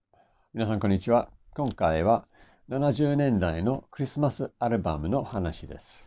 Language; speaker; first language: Japanese; non-native, fluent; English